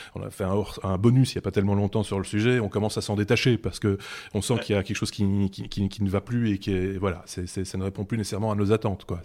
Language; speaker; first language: French; native; French